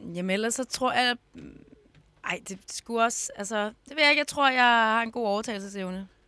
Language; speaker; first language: Danish; native; Danish